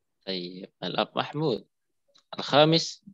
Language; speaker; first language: Arabic; non-native, fluent; Indonesian